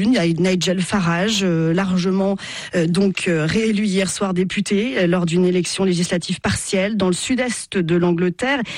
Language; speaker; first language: French; native; French